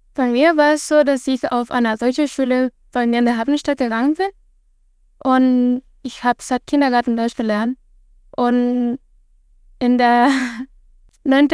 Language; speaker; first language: German; non-native, fluent; Spanish